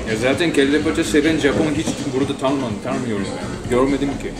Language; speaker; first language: Turkish; non-native, fluent; Japanese